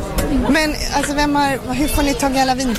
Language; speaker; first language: Swedish; native; Swedish